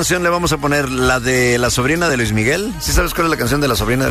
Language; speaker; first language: Spanish; native; Spanish